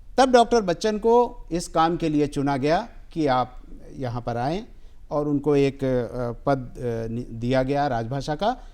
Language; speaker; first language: Hindi; native; Hindi